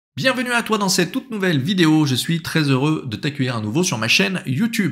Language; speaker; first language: French; native; French